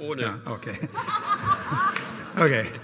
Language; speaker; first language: German; non-native, fluent; Swedish